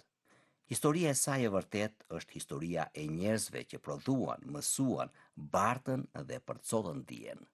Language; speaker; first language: Albanian; native; Albanian